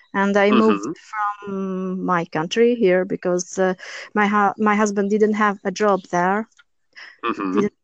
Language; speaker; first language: English; non-native, learner; Albanian